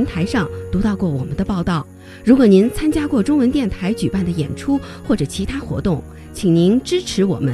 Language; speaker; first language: Chinese; native; Chinese